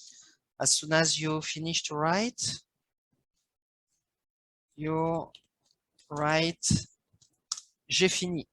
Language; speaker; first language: English; non-native, learner; French